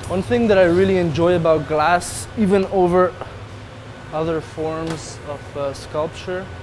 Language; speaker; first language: English; non-native, fluent; Italian